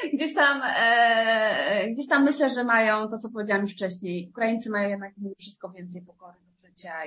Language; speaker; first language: Polish; native; Polish